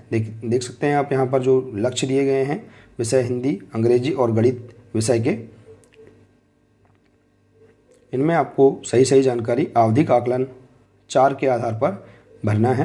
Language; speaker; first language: Hindi; native; Hindi